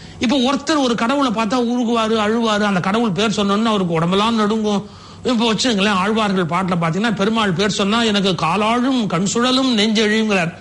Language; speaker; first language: Tamil; native; Tamil